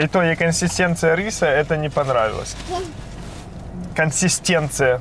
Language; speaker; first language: Russian; native; Russian